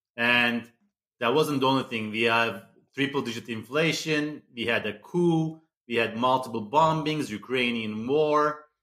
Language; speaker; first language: English; non-native, fluent; Turkish